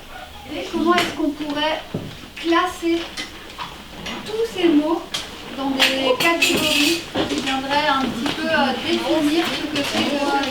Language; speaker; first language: French; native; French